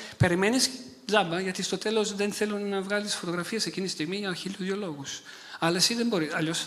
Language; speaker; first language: Greek; non-native, fluent; Italian